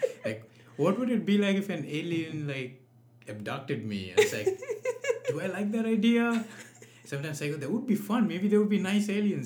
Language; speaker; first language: English; non-native, local second language; Nepali